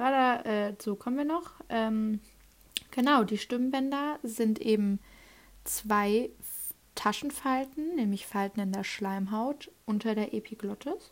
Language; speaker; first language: German; native; German